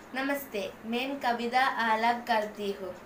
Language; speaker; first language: Hindi; non-native, local second language; Malayalam